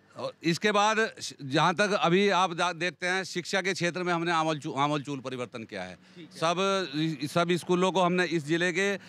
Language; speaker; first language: Hindi; native; Hindi